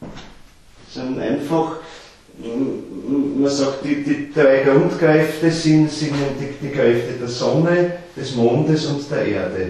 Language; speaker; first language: German; native; German